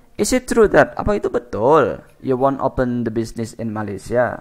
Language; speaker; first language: English; non-native, fluent; Indonesian